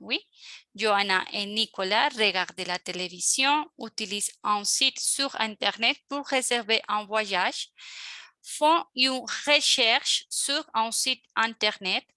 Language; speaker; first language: French; non-native, fluent; Spanish